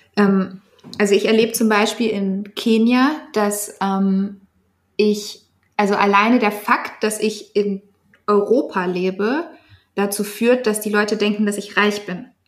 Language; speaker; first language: German; native; German